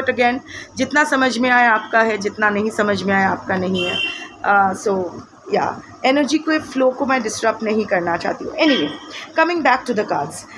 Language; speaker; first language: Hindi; non-native, local second language; Bangla